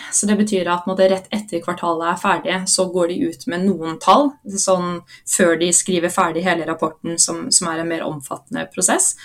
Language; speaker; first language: Norwegian; native; Norwegian